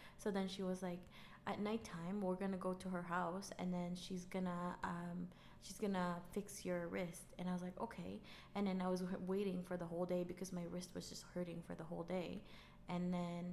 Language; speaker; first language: English; non-native, local second language; Filipino